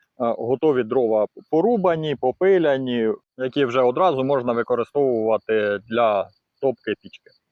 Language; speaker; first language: Ukrainian; native; Ukrainian